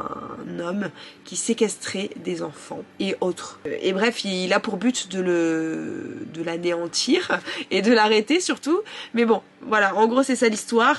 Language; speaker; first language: French; native; French